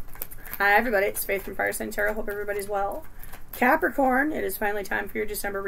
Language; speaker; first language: English; native; English